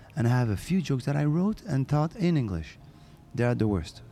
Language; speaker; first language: English; non-native, fluent; Arabic